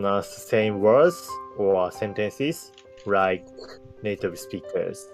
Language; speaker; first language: English; non-native, learner; Japanese